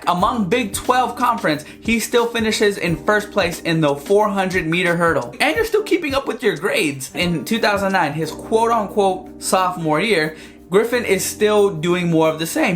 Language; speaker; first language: English; native; English